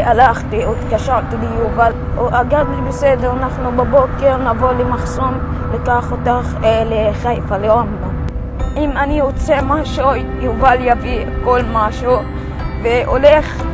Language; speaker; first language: Hebrew; non-native, local second language; Arabic